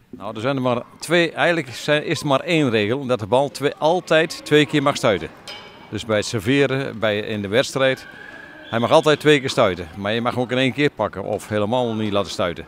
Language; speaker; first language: Dutch; native; Dutch